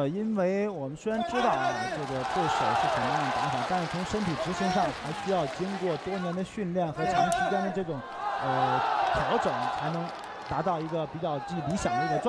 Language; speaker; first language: Chinese; native; Chinese